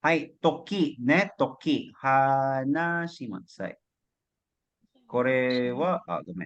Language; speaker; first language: Japanese; non-native, fluent; Cebuano